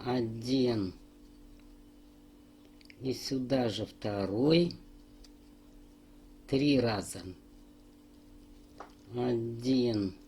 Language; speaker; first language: Russian; native; Russian